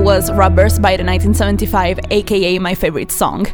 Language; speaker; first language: English; non-native, fluent; Italian